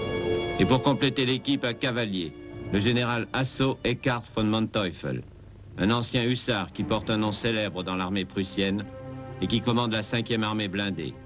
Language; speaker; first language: French; native; French